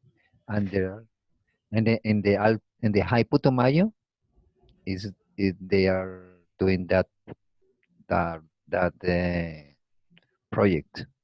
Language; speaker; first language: English; non-native, learner; Spanish